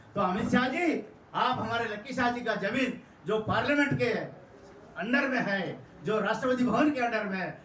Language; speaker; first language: Hindi; non-native, local second language; Telugu